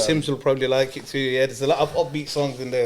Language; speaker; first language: English; native; English